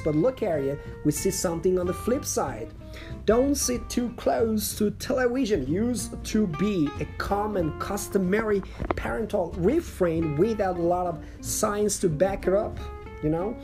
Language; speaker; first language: English; non-native, fluent; Persian